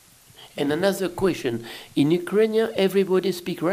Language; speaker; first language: English; non-native, learner; French